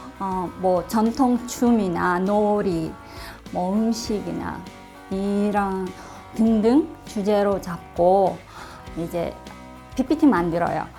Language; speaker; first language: Korean; non-native, fluent; Russian